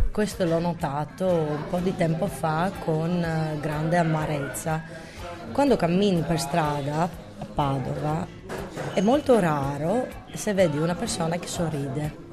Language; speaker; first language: Italian; non-native, fluent; Greek